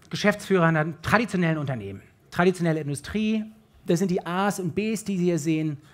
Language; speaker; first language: German; native; German